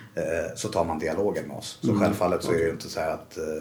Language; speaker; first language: Swedish; native; Swedish